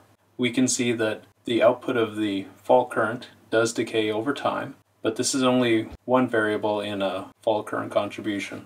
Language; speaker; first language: English; native; English